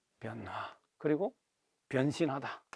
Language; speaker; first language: Korean; native; Korean